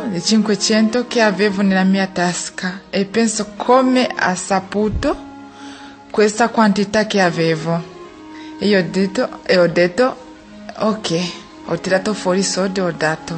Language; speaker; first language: Italian; non-native, fluent; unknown